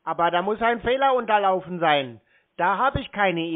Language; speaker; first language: German; native; German